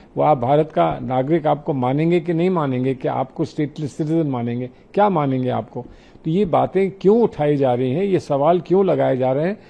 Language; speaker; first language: Hindi; native; Hindi